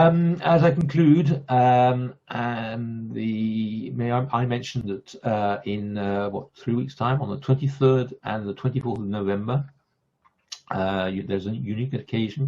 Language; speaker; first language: English; non-native, fluent; French